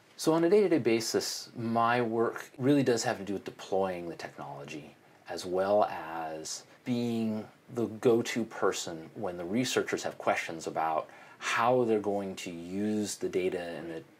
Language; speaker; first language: English; native; English